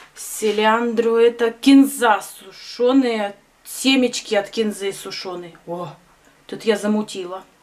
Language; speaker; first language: Russian; native; Russian